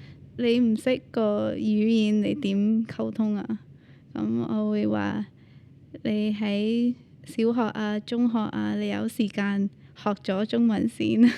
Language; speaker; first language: Cantonese; early bilingual, other home language; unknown